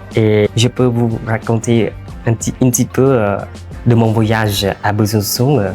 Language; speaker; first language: French; non-native, fluent; Khmer